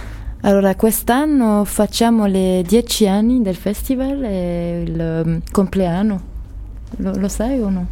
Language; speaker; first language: Italian; non-native, learner; French